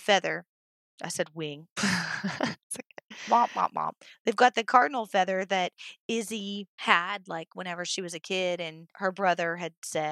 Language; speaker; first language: English; native; English